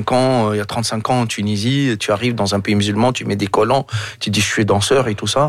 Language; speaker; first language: French; non-native, local second language; Arabic